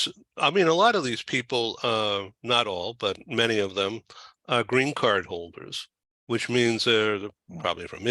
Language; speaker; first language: English; native; English